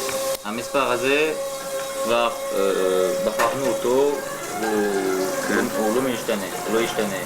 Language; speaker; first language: Hebrew; non-native, fluent; French